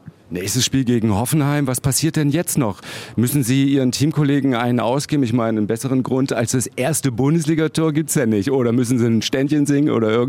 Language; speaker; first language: German; native; German